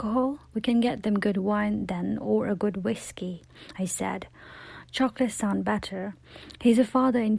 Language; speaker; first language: English; non-native, local second language; Nepali